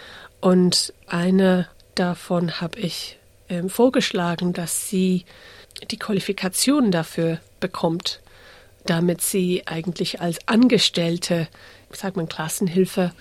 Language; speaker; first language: German; early bilingual, heritage; English